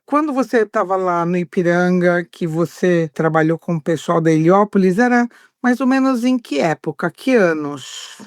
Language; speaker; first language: Portuguese; native; Portuguese